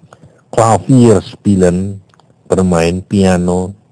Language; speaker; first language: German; non-native, fluent; Indonesian